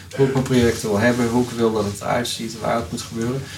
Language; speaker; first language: Dutch; native; Dutch